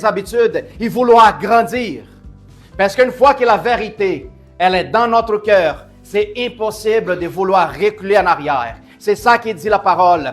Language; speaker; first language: French; native; French